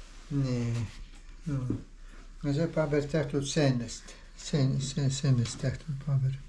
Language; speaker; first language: Estonian; non-native, learner; Ukrainian